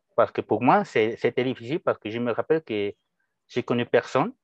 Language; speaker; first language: French; non-native, fluent; Spanish